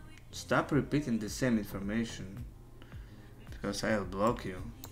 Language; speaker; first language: English; non-native, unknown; Ukrainian